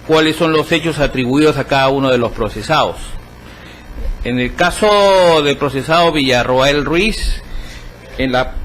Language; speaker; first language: Spanish; native; Spanish